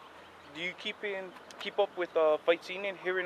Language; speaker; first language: English; native; English